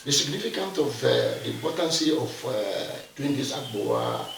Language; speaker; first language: English; non-native, local second language; Yoruba